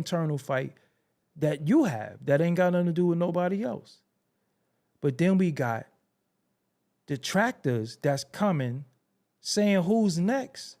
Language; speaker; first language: English; native; English